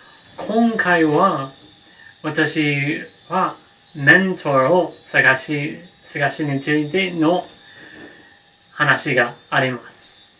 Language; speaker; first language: Japanese; non-native, learner; English